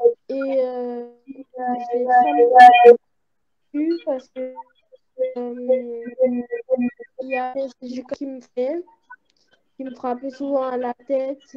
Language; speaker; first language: French; early bilingual, other home language; Portuguese